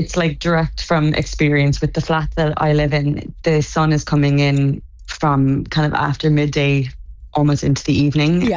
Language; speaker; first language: English; native; English